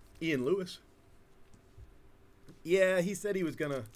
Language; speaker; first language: English; native; English